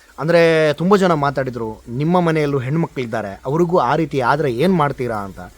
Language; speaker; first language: Kannada; non-native, local second language; Konkani